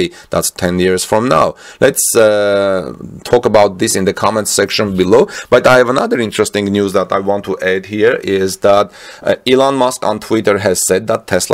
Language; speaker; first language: English; non-native, fluent; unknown